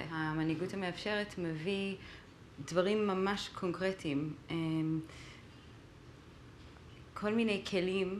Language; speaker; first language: Hebrew; non-native, fluent; English